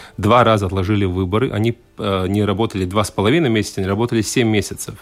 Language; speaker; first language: Russian; non-native, local second language; Latvian